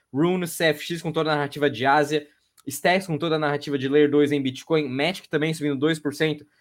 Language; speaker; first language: Portuguese; native; Portuguese